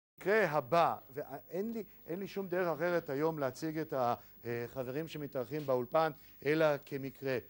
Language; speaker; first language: Hebrew; native; Hebrew